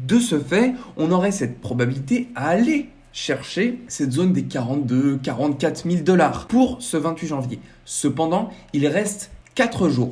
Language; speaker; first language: French; native; French